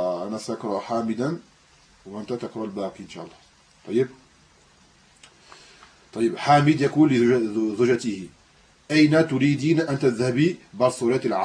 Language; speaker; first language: Arabic; non-native, fluent; French